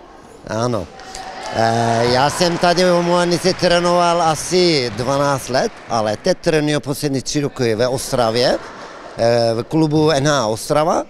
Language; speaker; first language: Czech; non-native, learner; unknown